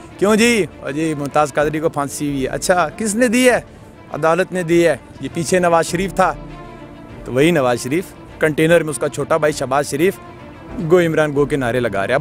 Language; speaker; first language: Urdu; non-native, local second language; Pashto